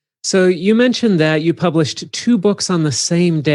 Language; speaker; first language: English; native; English